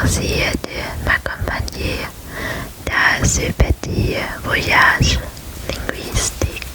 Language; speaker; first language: French; non-native, learner; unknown